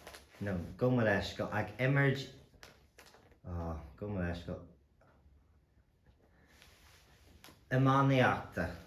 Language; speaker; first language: Irish; non-native, local second language; English